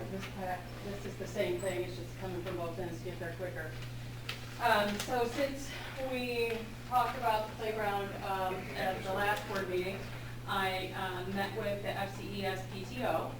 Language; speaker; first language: English; native; English